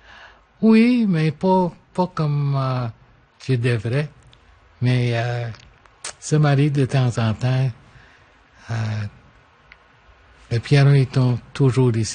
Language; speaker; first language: French; non-native, local second language; English